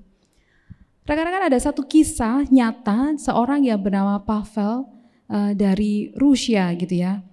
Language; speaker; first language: Indonesian; native; Indonesian